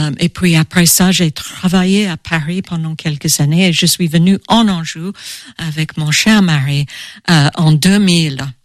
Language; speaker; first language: French; non-native, fluent; English